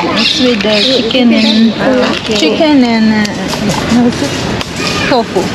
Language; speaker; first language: English; non-native, learner; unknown